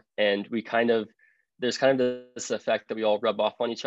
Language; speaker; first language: English; native; English